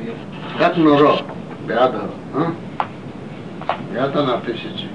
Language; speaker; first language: Russian; non-native, learner; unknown